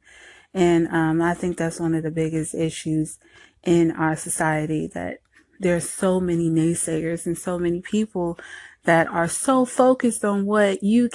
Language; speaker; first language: English; native; English